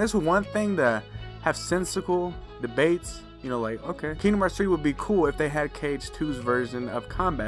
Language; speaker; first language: English; native; English